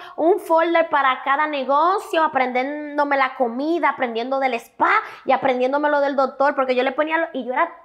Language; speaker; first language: Spanish; native; Spanish